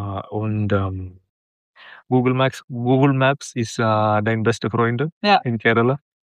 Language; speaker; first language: German; non-native, learner; Malayalam